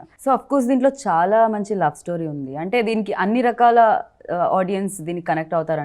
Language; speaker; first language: Telugu; native; Telugu